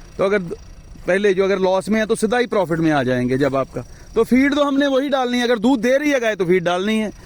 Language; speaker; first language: Hindi; non-native, local second language; Punjabi